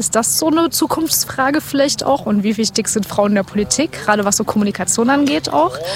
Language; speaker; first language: German; native; German